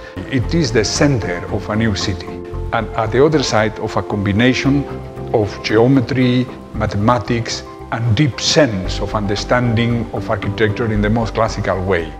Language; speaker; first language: English; non-native, fluent; Spanish